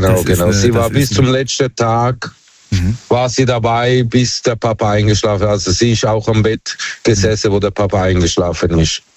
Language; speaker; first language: German; early bilingual, other home language; Turkish